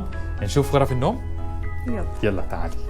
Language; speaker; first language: Arabic; native; Arabic